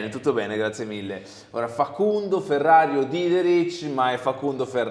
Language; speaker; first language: Italian; native; Italian